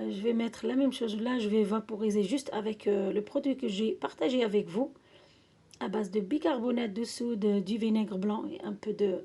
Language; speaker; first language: French; non-native, local second language; Arabic